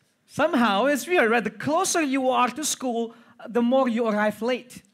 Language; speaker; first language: English; non-native, fluent; Indonesian